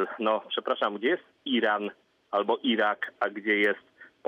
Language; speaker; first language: Polish; native; Polish